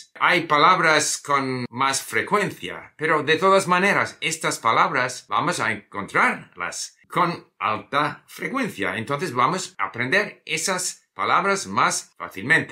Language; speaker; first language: Spanish; non-native, fluent; English